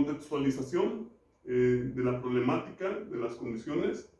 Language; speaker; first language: Spanish; native; Spanish